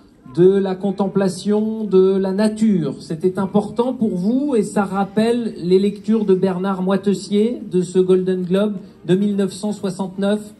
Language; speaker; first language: French; native; French